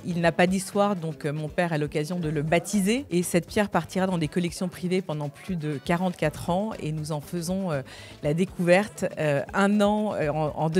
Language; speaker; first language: French; native; French